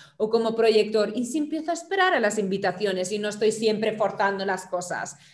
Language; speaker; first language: Spanish; non-native, fluent; German